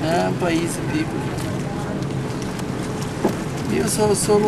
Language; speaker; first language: Italian; non-native, learner; Portuguese